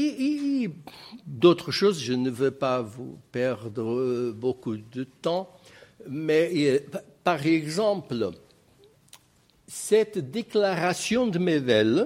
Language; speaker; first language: French; non-native, fluent; Portuguese